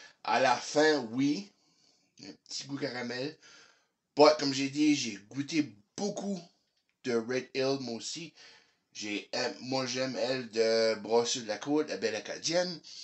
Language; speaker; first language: French; early bilingual, heritage; French